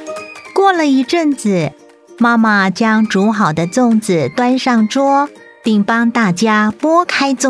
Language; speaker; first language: Chinese; native; Chinese